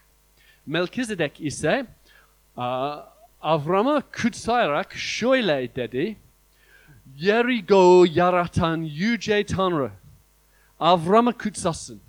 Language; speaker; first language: Turkish; non-native, fluent; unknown